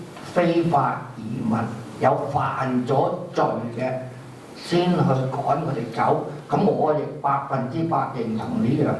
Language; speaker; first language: Cantonese; native; Cantonese